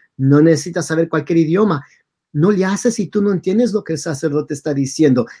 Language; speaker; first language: Spanish; early bilingual, heritage; Spanish